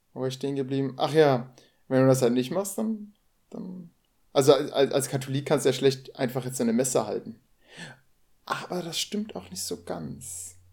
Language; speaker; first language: German; non-native, fluent; Polish